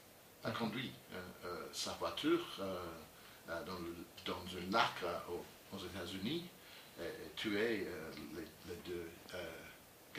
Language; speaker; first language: French; non-native, learner; English